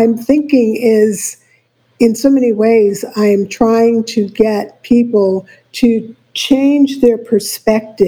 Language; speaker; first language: English; native; English